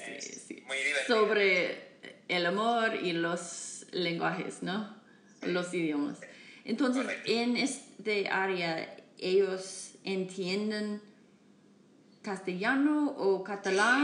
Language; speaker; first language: Spanish; non-native, learner; English